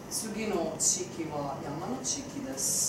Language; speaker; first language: Japanese; non-native, learner; Croatian